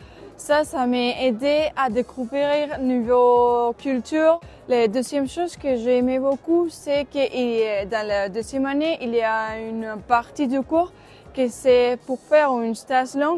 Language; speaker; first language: French; non-native, learner; Spanish